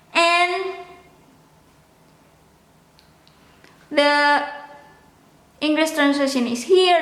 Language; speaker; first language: English; non-native, local second language; Indonesian